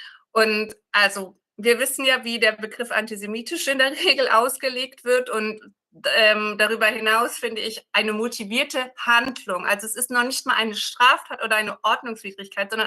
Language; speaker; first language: German; native; German